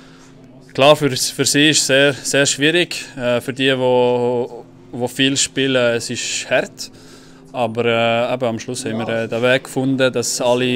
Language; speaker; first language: German; non-native, local second language; French